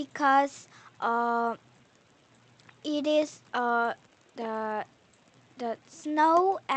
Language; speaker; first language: English; non-native, learner; Korean